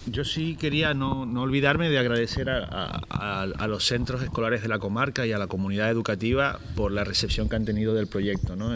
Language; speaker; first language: Spanish; native; Spanish